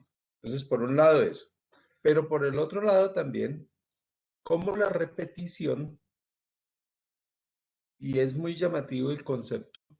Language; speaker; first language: Spanish; native; Spanish